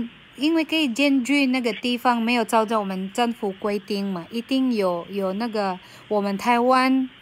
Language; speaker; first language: Chinese; non-native, fluent; Filipino